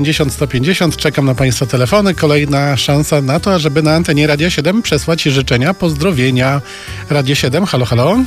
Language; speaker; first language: Polish; native; Polish